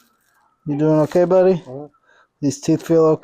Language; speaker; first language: English; native; English